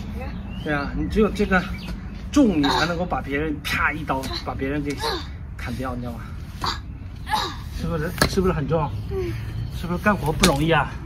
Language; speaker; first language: Chinese; native; Chinese